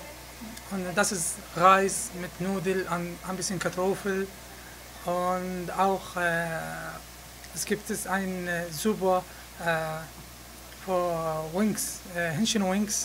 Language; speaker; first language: German; non-native, learner; Arabic